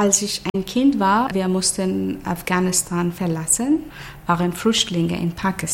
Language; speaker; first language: German; non-native, fluent; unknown